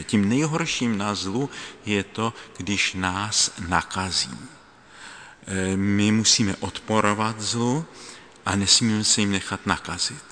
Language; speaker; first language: Czech; native; Czech